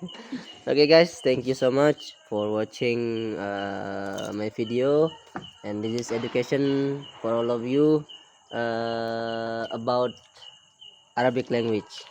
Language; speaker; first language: English; non-native, learner; Indonesian